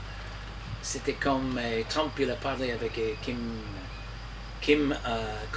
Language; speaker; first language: French; non-native, fluent; English